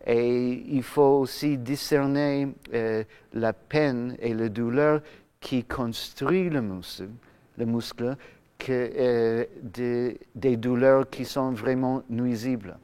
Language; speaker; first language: French; non-native, fluent; English